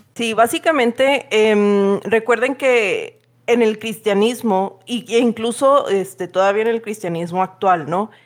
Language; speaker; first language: Spanish; native; Spanish